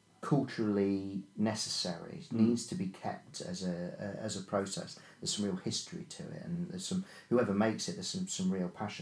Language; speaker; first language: English; native; English